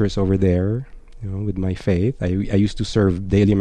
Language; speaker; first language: English; non-native, local second language; Filipino